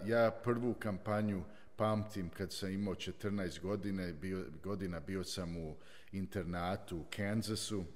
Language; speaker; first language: Croatian; early bilingual, heritage; Croatian